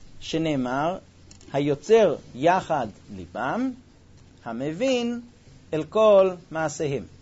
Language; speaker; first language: Hebrew; non-native, fluent; English